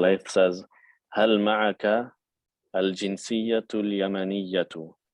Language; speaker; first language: Arabic; non-native, fluent; English